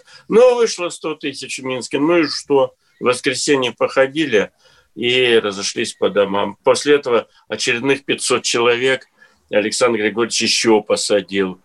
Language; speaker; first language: Russian; native; Russian